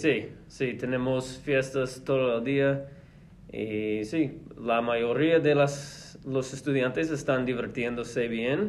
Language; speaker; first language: Spanish; non-native, fluent; English